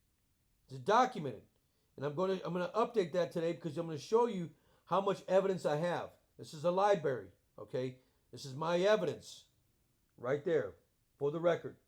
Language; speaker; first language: English; native; English